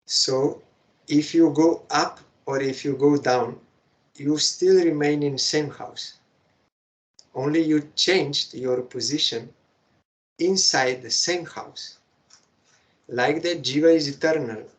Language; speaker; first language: English; non-native, fluent; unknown